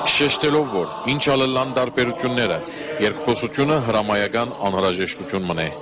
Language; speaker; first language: Armenian; early bilingual, heritage; Armenian